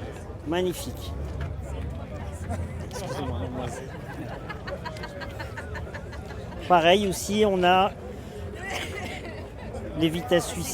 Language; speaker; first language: French; native; French